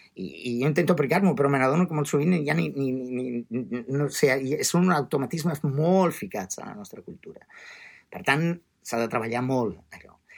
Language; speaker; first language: Catalan; non-native, fluent; Italian